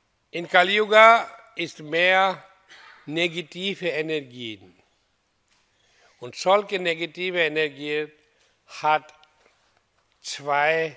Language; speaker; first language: German; non-native, fluent; Hindi